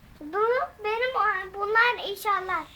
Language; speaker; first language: Turkish; early bilingual, heritage; Turkish